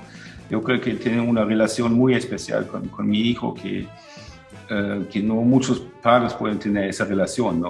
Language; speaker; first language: Spanish; non-native, fluent; German